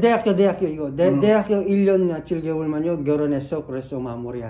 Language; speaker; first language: Korean; non-native, learner; Filipino